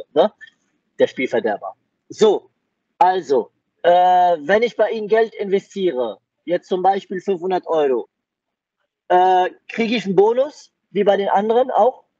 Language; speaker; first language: German; native; German